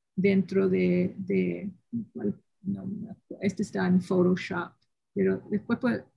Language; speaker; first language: Spanish; early bilingual, heritage; Spanish